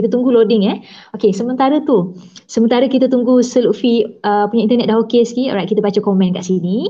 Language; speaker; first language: Malay; native; Malay